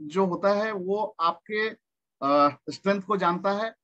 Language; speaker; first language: Hindi; native; Hindi